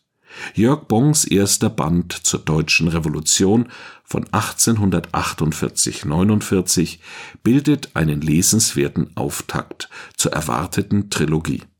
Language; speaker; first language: German; native; German